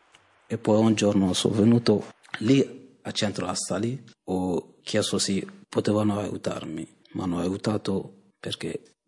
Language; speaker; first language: Italian; non-native, fluent; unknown